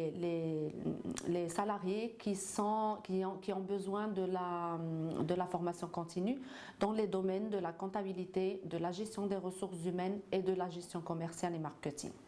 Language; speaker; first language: French; non-native, local second language; Arabic